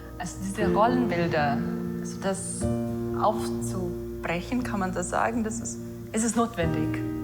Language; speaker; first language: German; non-native, fluent; Portuguese